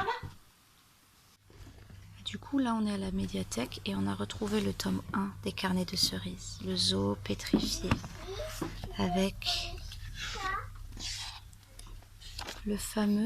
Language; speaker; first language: French; native; French